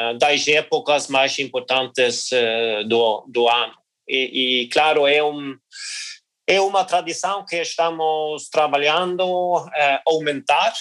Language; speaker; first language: Portuguese; non-native, learner; Norwegian